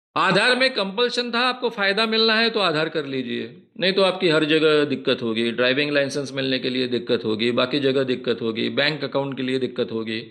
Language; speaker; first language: Hindi; non-native, local second language; Marathi